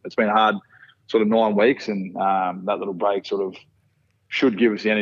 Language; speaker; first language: English; native; English